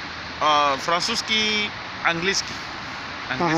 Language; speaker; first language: Russian; non-native, learner; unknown